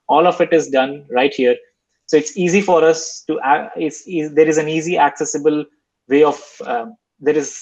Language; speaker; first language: English; non-native, local second language; Hindi